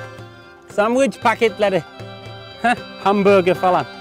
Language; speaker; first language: Turkish; non-native, learner; English